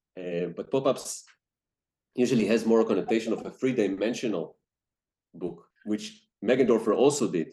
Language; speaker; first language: English; non-native, fluent; Hebrew